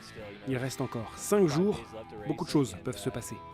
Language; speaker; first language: French; native; French